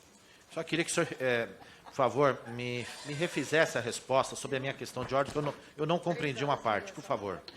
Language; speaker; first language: Portuguese; native; Portuguese